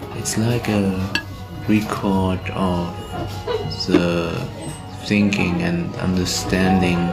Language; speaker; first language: English; non-native, fluent; German